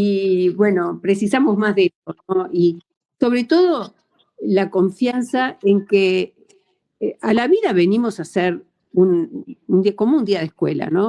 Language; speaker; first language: Spanish; native; Spanish